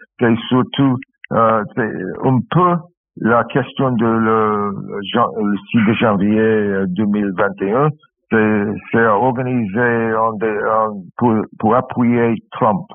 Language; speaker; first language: French; non-native, learner; English